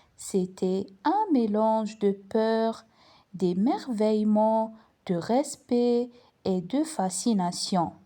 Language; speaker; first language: French; non-native, local second language; Arabic